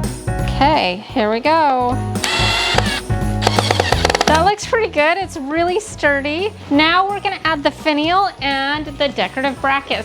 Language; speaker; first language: English; native; English